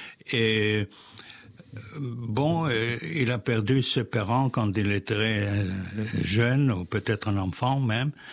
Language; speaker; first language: French; non-native, fluent; Spanish